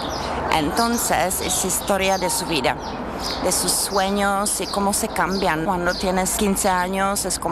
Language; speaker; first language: Spanish; non-native, fluent; Czech